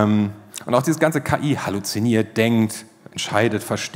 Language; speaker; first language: German; native; German